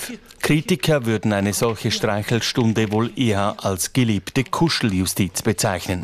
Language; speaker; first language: German; native; German